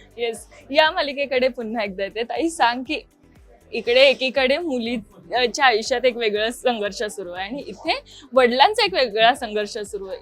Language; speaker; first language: Marathi; native; Marathi